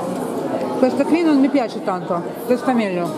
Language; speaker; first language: Italian; non-native, learner; Russian